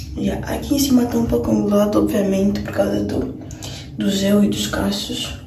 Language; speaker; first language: Portuguese; native; Portuguese